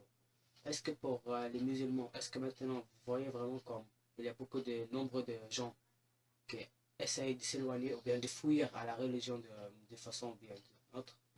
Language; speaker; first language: French; non-native, fluent; Arabic